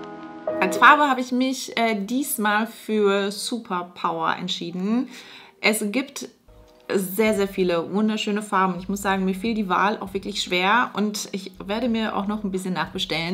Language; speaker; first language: German; native; German